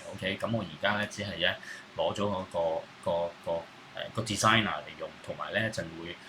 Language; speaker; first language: Cantonese; native; Cantonese